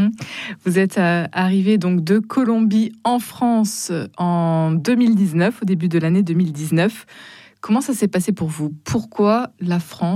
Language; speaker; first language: French; native; French